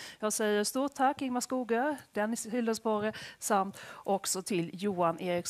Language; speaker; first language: Swedish; native; Swedish